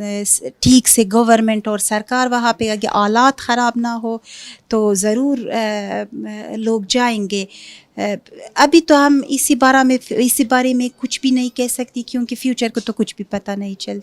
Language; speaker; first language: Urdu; non-native, fluent; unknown